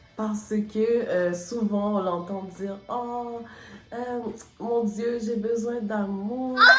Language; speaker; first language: French; early bilingual, other home language; Haitian Creole